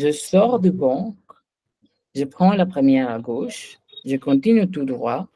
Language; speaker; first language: French; non-native, fluent; Hindi